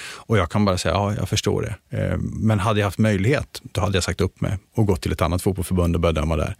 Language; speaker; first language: Swedish; native; Swedish